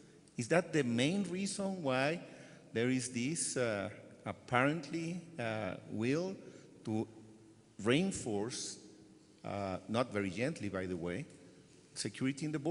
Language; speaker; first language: English; non-native, fluent; Spanish